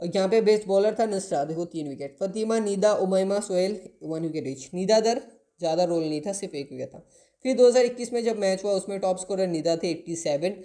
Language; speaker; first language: Hindi; non-native, local second language; Bangla